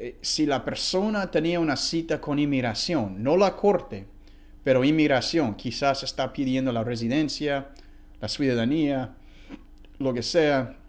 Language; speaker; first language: Spanish; non-native, fluent; English